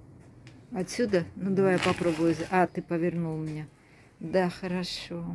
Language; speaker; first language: Russian; native; Russian